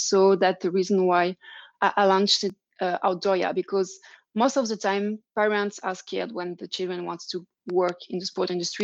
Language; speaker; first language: English; non-native, fluent; French